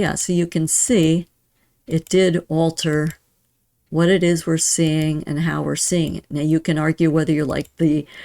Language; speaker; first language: English; native; English